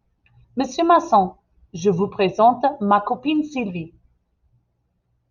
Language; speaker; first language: French; non-native, fluent; English